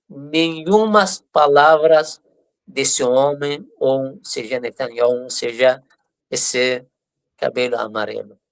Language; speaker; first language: Portuguese; non-native, fluent; Persian